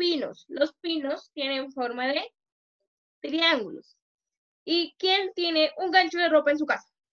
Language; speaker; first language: Spanish; native; Spanish